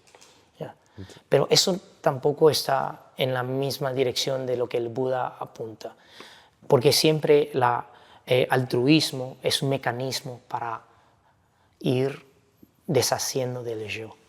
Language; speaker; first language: Spanish; non-native, fluent; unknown